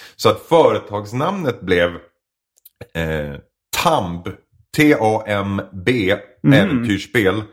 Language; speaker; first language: Swedish; native; Swedish